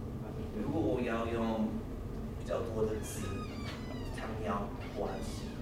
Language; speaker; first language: Chinese; non-native, learner; English